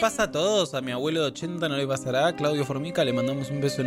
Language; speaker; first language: Spanish; native; Spanish